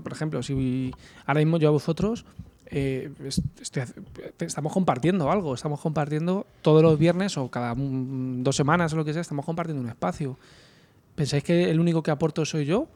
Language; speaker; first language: Spanish; native; Spanish